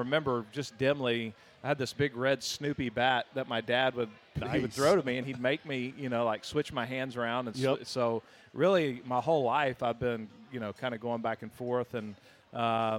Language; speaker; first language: English; native; English